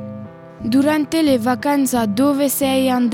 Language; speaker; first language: Italian; non-native, learner; French